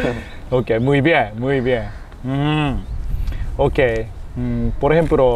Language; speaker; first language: Spanish; non-native, fluent; Japanese